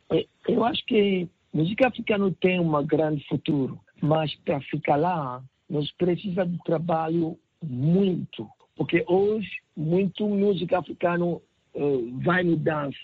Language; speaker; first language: Portuguese; non-native, learner; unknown